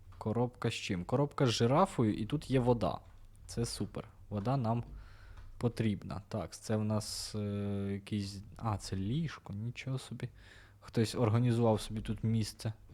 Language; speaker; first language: Ukrainian; non-native, local second language; Russian